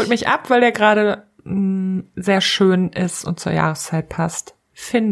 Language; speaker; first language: German; native; German